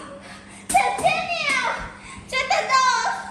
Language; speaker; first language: French; non-native, learner; Thai